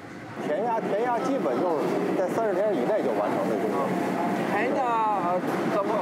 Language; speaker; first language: Chinese; native; Chinese